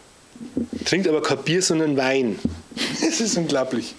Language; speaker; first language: German; native; German